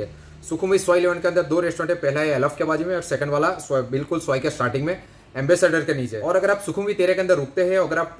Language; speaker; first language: Hindi; native; Hindi